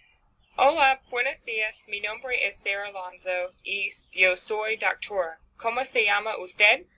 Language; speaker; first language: Spanish; non-native, learner; English